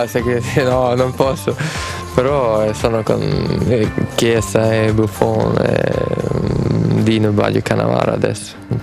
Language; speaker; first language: Italian; non-native, fluent; Swedish